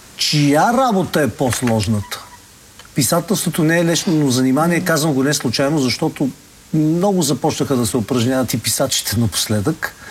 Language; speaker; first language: Bulgarian; native; Bulgarian